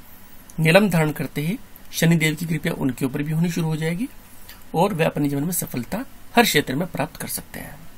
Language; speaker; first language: Hindi; native; Hindi